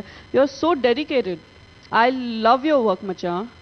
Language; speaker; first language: Tamil; non-native, local second language; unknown